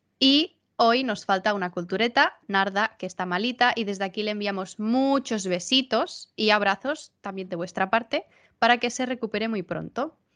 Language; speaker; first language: Spanish; native; Spanish